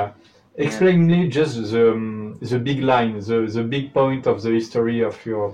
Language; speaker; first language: English; non-native, learner; French